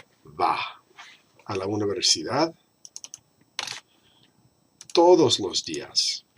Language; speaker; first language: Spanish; non-native, fluent; English